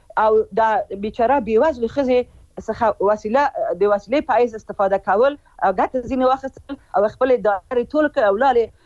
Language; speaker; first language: Pashto; non-native, local second language; Persian